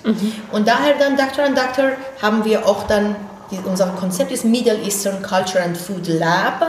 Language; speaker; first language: German; non-native, fluent; Persian